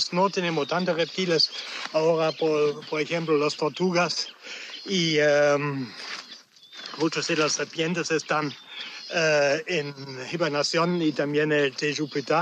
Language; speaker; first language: Spanish; non-native, learner; German